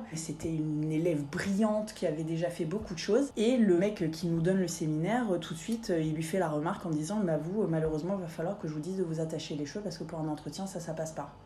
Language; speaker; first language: French; native; French